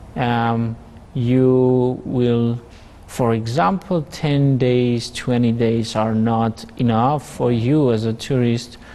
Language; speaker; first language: English; non-native, fluent; Armenian